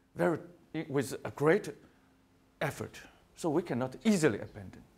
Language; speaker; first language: English; non-native, fluent; Chinese